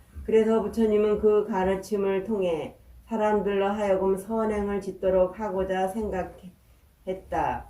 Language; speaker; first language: Korean; native; Korean